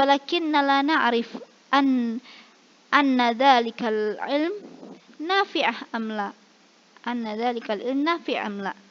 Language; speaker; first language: Arabic; non-native, fluent; Indonesian